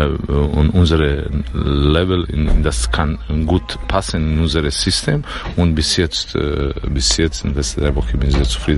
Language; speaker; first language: German; non-native, learner; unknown